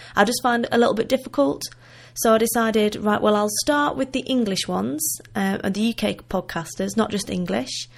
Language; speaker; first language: English; native; English